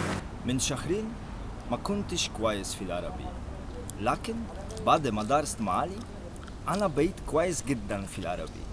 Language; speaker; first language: Arabic; non-native, learner; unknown